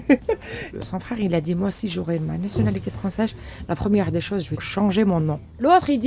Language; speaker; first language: French; non-native, local second language; Arabic